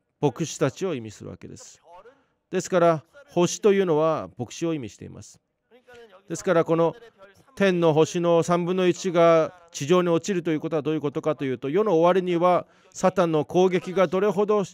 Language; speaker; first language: Japanese; non-native, fluent; Korean